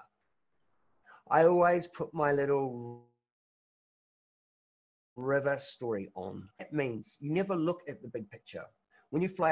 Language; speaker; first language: English; native; English